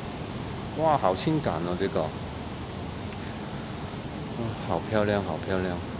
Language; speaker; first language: Chinese; non-native, local second language; Cantonese